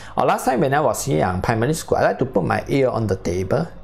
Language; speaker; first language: English; non-native, local second language; Chinese